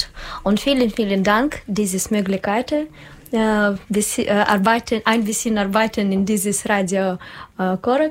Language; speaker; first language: German; non-native, learner; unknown